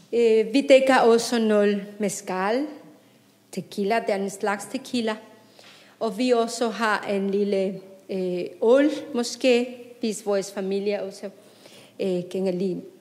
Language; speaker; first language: Danish; non-native, fluent; Spanish